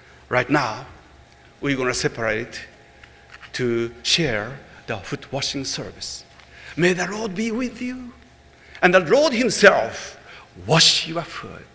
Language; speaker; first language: English; non-native, fluent; Japanese